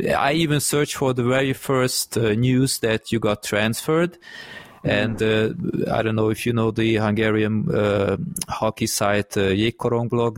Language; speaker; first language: English; non-native, fluent; Hungarian